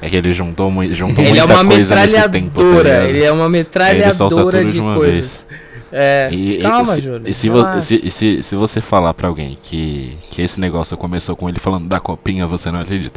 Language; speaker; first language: Portuguese; native; Portuguese